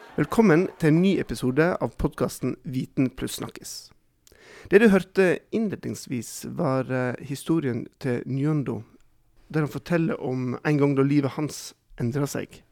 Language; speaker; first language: Norwegian; native; Norwegian